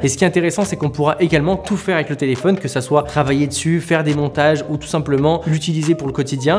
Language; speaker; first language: French; native; French